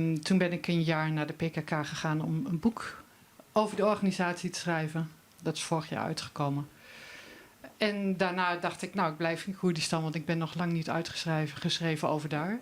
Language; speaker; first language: Dutch; native; Dutch